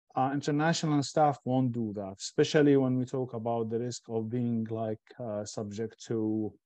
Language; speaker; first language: English; non-native, fluent; Arabic